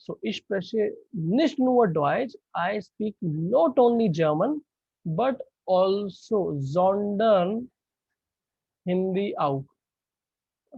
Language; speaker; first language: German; non-native, fluent; Hindi